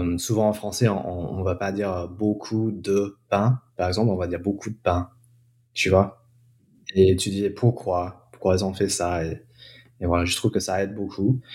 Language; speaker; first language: French; non-native, fluent; English